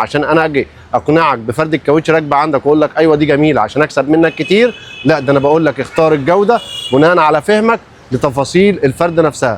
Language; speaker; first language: Arabic; native; Arabic